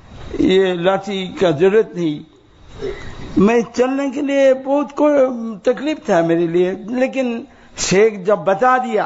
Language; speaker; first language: Hindi; non-native, learner; Bangla